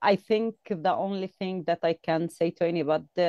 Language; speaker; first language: English; non-native, fluent; Arabic